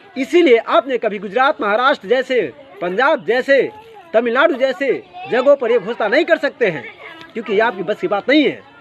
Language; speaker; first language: Hindi; native; Hindi